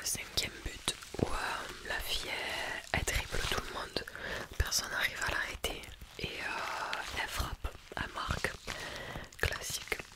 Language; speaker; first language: French; native; French